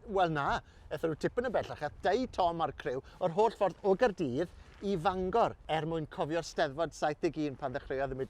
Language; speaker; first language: Welsh; native; Welsh